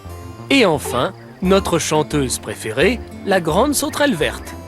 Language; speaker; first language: French; native; French